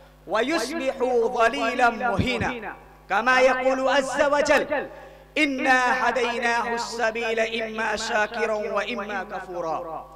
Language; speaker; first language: Arabic; non-native, learner; Urdu